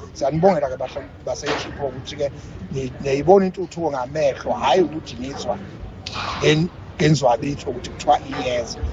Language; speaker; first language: Zulu; native; Zulu